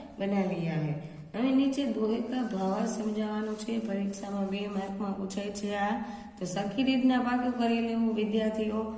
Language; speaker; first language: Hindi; non-native, local second language; Gujarati